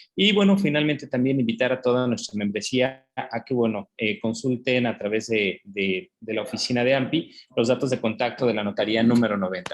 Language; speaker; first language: Spanish; native; Spanish